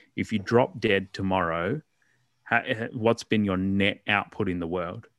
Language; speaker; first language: English; native; English